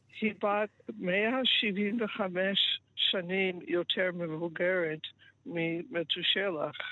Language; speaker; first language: Hebrew; non-native, fluent; English